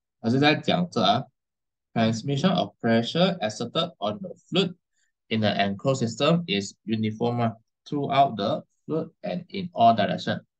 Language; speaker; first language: English; non-native, local second language; Chinese